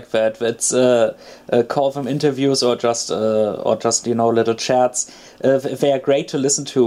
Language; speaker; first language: English; non-native, fluent; German